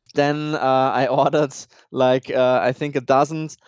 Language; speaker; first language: English; non-native, fluent; German